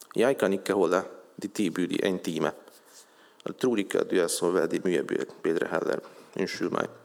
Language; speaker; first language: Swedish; non-native, fluent; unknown